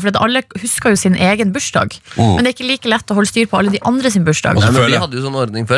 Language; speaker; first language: Norwegian; native; Norwegian